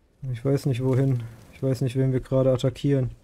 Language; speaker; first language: German; native; German